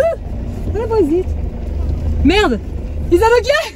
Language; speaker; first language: English; non-native, fluent; French